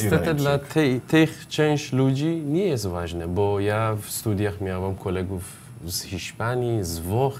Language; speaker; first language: Polish; non-native, learner; Persian